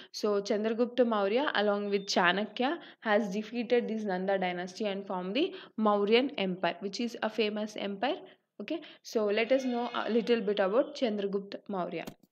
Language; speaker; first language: English; non-native, local second language; Telugu